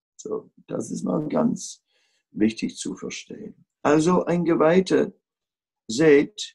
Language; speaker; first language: German; non-native, fluent; Dutch